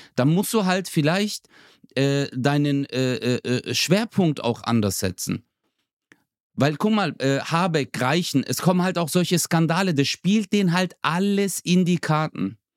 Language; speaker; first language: German; early bilingual, other home language; Turkish